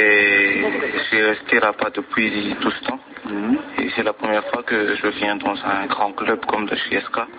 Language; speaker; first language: French; non-native, local second language; Malagasy